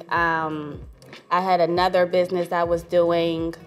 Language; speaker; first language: English; native; English